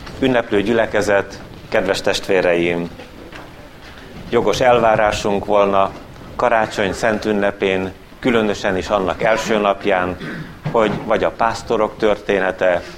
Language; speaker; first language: Hungarian; native; Hungarian